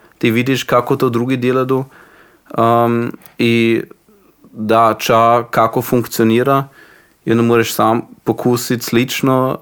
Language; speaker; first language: Slovenian; non-native, learner; Croatian